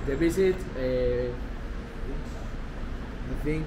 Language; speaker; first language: English; non-native, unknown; Spanish